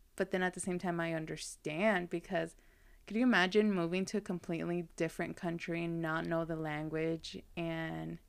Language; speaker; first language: English; native; English